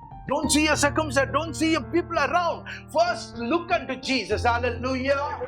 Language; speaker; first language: English; non-native, local second language; Tamil